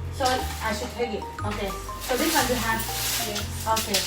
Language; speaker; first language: English; non-native, learner; Thai